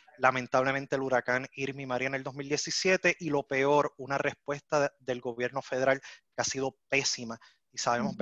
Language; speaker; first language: Spanish; native; Spanish